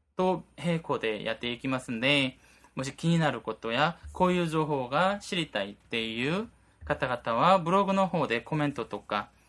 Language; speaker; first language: Japanese; non-native, fluent; Korean